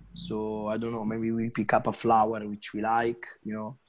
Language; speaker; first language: English; non-native, fluent; Italian